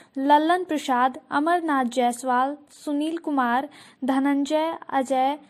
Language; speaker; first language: Hindi; native; Hindi